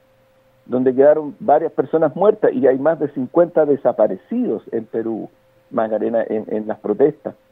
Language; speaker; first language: Spanish; native; Spanish